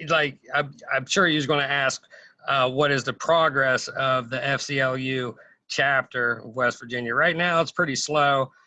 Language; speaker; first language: English; native; English